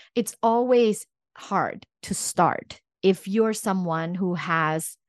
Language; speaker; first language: English; non-native, fluent; Thai